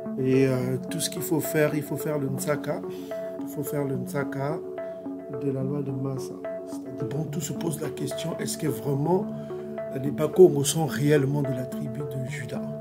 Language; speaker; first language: French; non-native, local second language; Kongo